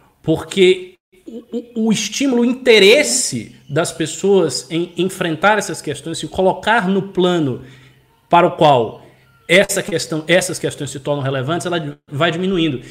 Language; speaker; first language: Portuguese; native; Portuguese